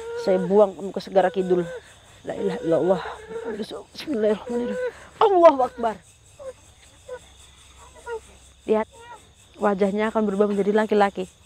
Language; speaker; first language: Indonesian; native; Indonesian